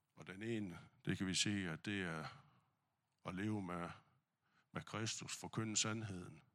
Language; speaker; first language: Danish; non-native, fluent; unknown